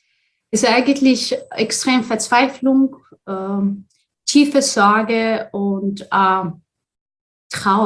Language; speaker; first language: German; non-native, fluent; Arabic